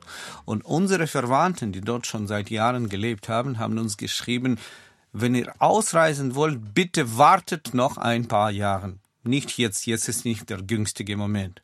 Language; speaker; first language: German; non-native, fluent; Russian